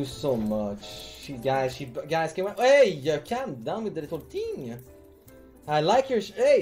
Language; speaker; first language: English; non-native, fluent; French